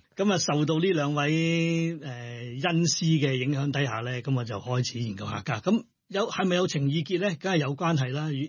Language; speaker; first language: Cantonese; non-native, local second language; Hakka Chinese